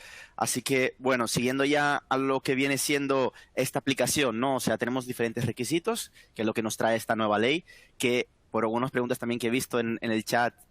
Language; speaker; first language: Spanish; native; Spanish